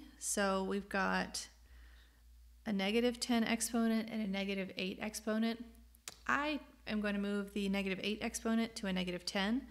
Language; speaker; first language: English; native; English